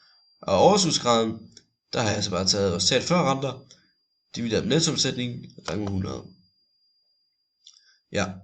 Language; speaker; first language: Danish; native; Danish